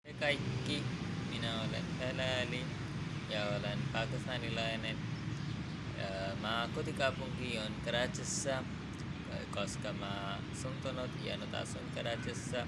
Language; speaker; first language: Finnish; non-native, learner; Urdu